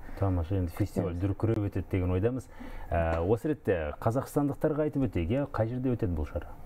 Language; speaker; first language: Kazakh; native; Kazakh